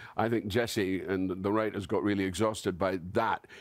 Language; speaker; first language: English; native; English